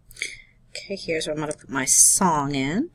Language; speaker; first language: English; native; English